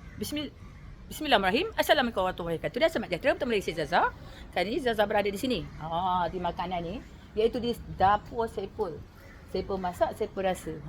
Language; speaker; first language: Malay; native; Malay